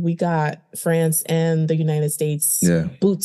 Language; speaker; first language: English; early bilingual, other home language; Haitian Creole